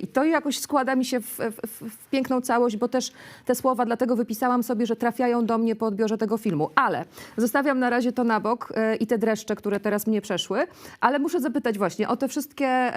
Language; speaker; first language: Polish; native; Polish